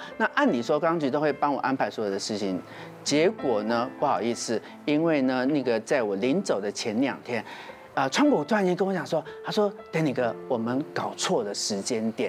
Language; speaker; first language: Chinese; native; Chinese